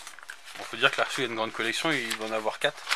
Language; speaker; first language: French; native; French